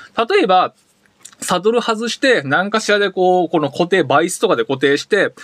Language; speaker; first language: Japanese; native; Japanese